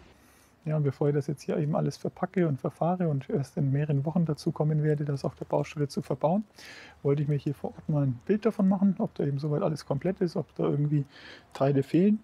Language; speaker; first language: German; native; German